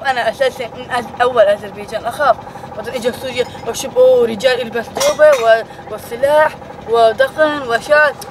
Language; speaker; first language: Arabic; non-native, learner; Azerbaijani